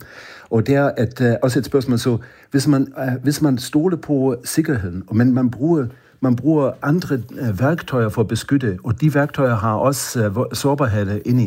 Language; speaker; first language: Danish; non-native, fluent; German